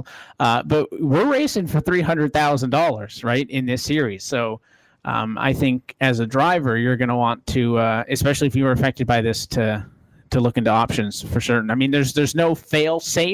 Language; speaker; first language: English; native; English